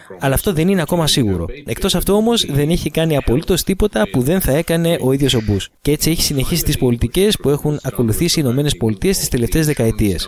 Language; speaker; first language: Greek; native; Greek